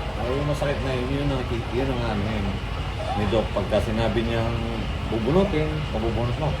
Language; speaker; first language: Filipino; native; Filipino